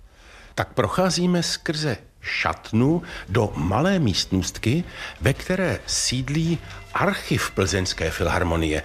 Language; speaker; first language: Czech; native; Czech